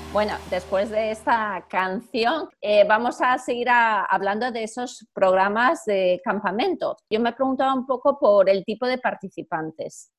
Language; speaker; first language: Spanish; native; Spanish